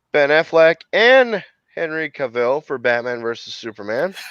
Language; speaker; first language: English; native; English